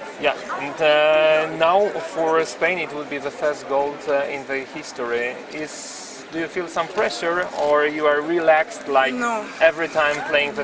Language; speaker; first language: English; non-native, learner; Polish